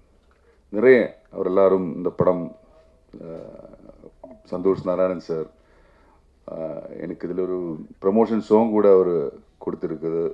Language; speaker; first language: Tamil; non-native, learner; Malayalam